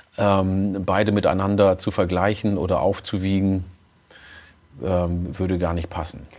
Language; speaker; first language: German; early bilingual, other home language; Oromo